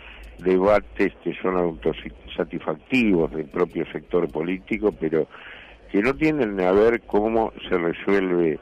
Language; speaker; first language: Spanish; native; Spanish